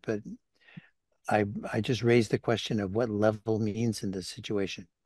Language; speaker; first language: English; native; English